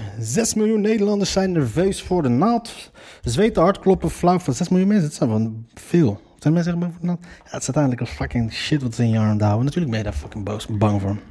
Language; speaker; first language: Dutch; native; Dutch